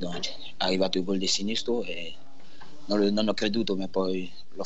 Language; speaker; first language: Italian; non-native, learner; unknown